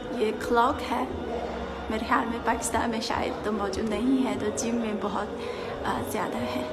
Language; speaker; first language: Hindi; non-native, fluent; Chinese